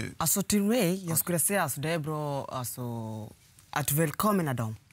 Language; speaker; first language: Swedish; non-native, learner; Swahili